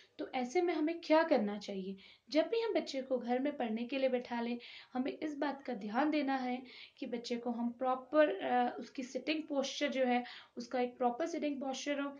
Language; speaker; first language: Hindi; native; Hindi